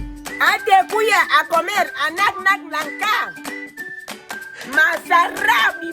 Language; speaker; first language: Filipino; non-native, learner; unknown